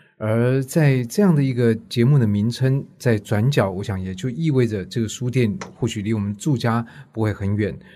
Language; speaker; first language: Chinese; native; Chinese